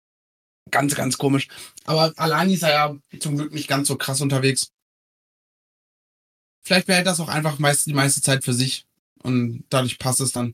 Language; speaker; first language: German; native; German